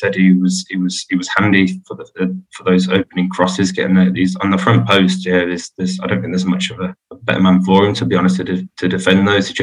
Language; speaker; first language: English; native; English